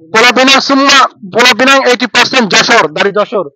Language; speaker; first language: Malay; non-native, learner; Bangla